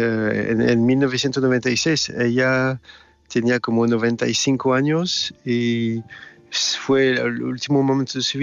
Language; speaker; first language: Spanish; non-native, fluent; French